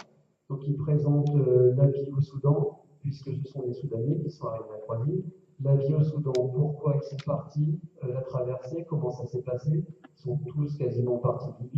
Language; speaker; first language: French; native; French